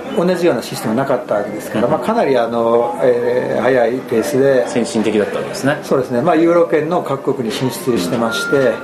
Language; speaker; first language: Japanese; non-native, fluent; Italian